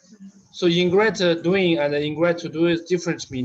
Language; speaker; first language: English; non-native, learner; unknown